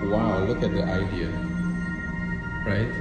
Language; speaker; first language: English; non-native, learner; Indonesian